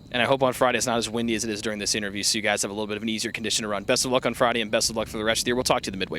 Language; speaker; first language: English; native; English